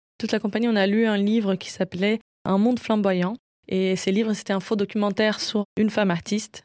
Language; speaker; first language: French; non-native, fluent; Portuguese